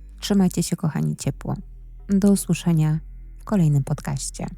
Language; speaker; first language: Polish; native; Polish